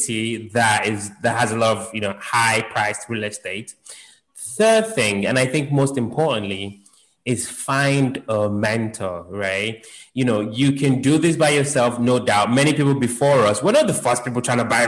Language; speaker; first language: English; native; English